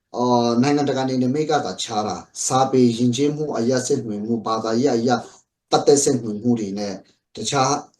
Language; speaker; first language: Burmese; non-native, local second language; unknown